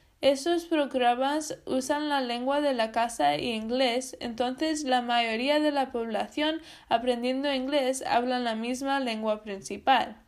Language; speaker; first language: Spanish; non-native, fluent; English